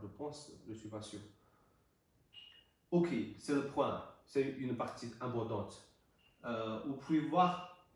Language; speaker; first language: French; non-native, learner; Chinese